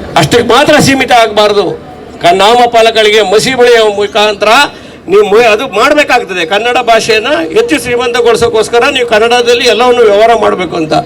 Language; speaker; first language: Kannada; native; Kannada